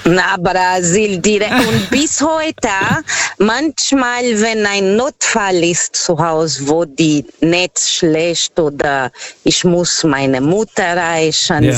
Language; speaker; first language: German; non-native, fluent; Portuguese